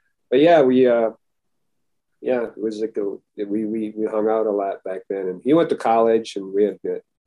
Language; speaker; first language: English; early bilingual, other home language; Filipino